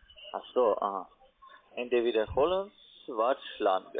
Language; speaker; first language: German; non-native, learner; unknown